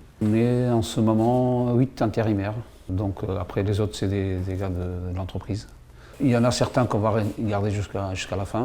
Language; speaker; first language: French; native; French